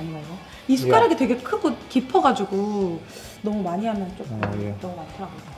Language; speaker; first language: Korean; native; Korean